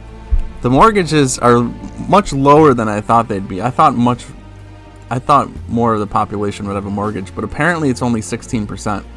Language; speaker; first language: English; native; English